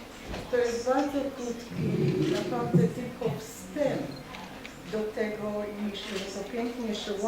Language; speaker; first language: Polish; non-native, fluent; Hebrew